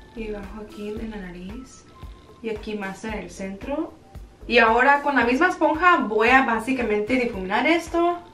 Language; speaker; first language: Spanish; early bilingual, heritage; Spanish